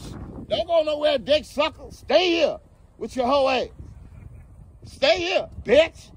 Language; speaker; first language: English; native; English